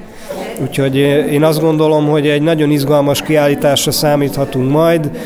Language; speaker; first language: Hungarian; native; Hungarian